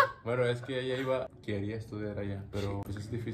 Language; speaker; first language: Spanish; native; Spanish